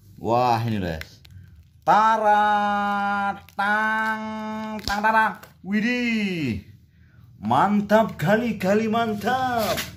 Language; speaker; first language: Indonesian; non-native, local second language; Javanese